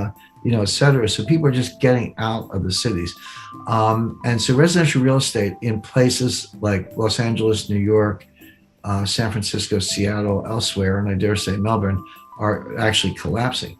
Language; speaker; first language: English; native; English